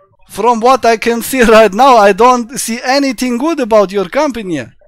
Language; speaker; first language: English; non-native, fluent; German